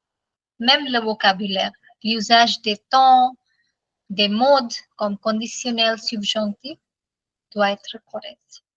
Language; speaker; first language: French; non-native, fluent; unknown